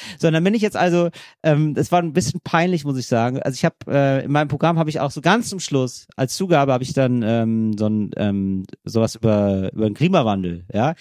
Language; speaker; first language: German; native; German